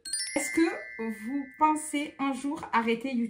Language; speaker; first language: French; native; French